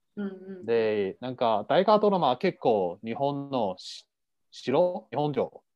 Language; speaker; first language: Japanese; non-native, fluent; Chinese